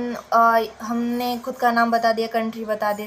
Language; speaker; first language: Hindi; native; Hindi